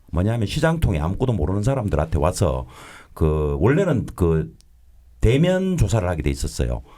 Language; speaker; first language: Korean; native; Korean